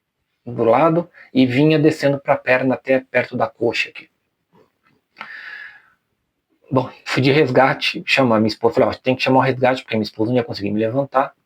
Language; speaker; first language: Portuguese; native; Portuguese